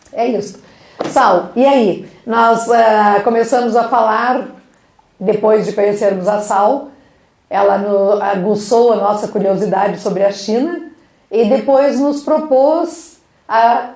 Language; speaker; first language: Portuguese; native; Portuguese